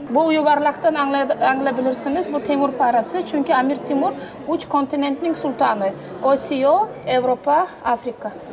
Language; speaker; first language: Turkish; non-native, learner; Uzbek